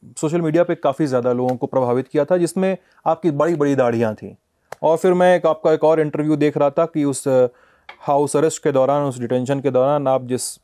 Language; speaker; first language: Hindi; native; Hindi